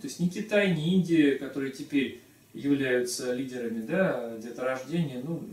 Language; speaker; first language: Russian; native; Russian